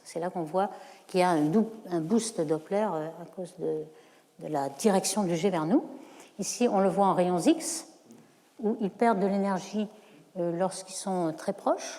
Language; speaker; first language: French; native; French